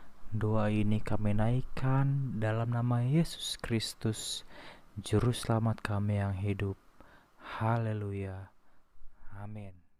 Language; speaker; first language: Indonesian; native; Indonesian